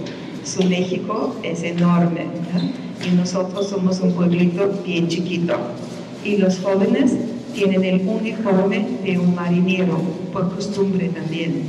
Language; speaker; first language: Spanish; non-native, fluent; German